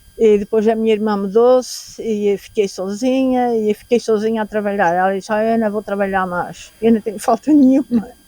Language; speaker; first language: Portuguese; native; Portuguese